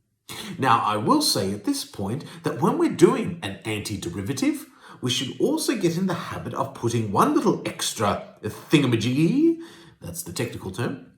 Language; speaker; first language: English; native; English